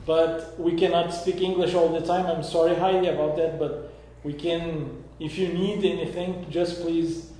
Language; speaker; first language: English; non-native, fluent; Portuguese